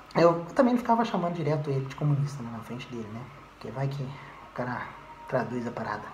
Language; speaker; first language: Portuguese; native; Portuguese